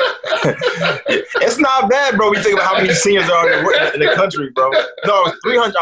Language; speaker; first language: English; native; English